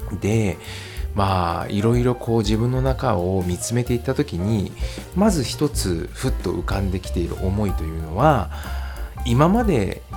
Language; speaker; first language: Japanese; native; Japanese